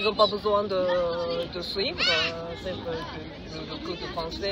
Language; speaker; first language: French; non-native, fluent; Japanese